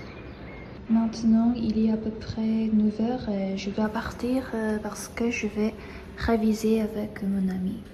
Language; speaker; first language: French; non-native, fluent; Korean